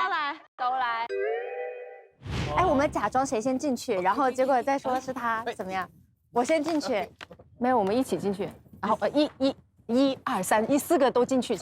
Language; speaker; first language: Chinese; native; Chinese